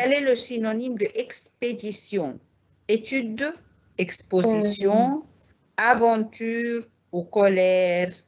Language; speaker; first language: French; non-native, fluent; Arabic